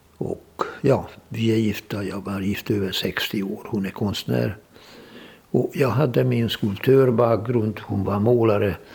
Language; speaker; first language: Swedish; non-native, fluent; Hungarian